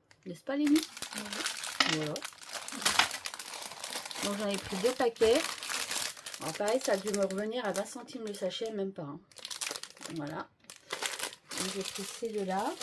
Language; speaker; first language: French; native; French